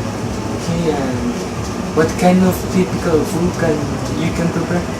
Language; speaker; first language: English; non-native, learner; Spanish